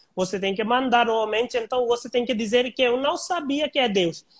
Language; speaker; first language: Portuguese; non-native, learner; Hindi